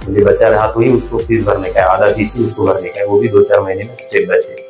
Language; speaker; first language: Hindi; non-native, local second language; Marathi